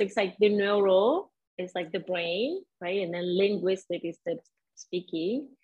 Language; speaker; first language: English; non-native, fluent; Spanish